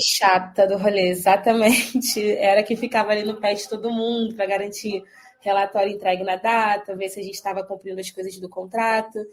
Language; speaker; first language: Portuguese; native; Portuguese